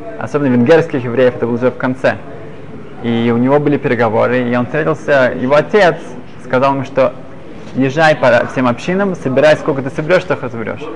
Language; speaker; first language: Russian; early bilingual, other home language; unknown